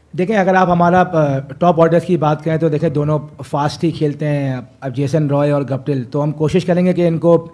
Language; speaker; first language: Urdu; native; Urdu